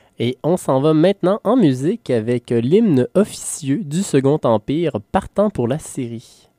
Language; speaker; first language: French; native; French